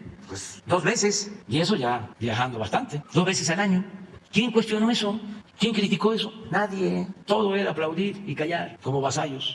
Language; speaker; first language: Spanish; native; Spanish